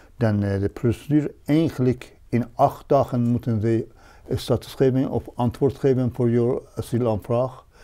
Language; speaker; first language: Dutch; non-native, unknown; Persian